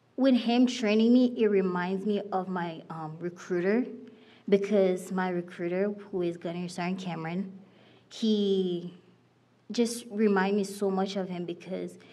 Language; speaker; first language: English; non-native, fluent; Haitian Creole